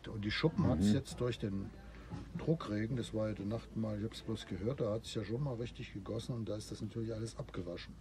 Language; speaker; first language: German; native; German